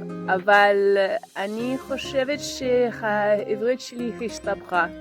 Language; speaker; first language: Hebrew; non-native, learner; English